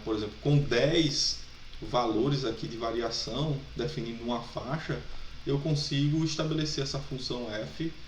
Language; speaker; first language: Portuguese; native; Portuguese